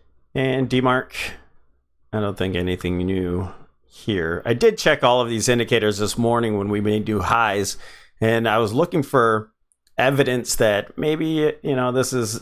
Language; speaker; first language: English; native; English